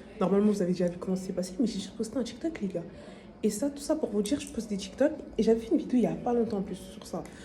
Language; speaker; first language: French; native; French